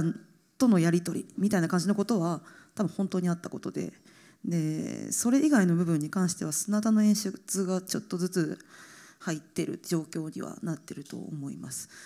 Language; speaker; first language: Japanese; native; Japanese